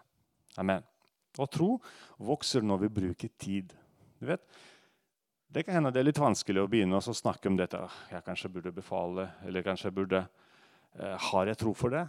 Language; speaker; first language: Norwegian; non-native, fluent; Russian